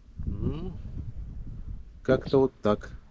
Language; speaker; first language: Russian; native; Russian